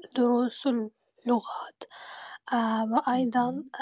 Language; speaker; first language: Arabic; non-native, learner; Turkish